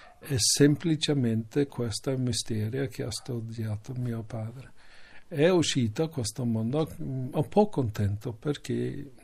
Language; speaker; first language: Italian; non-native, learner; Norwegian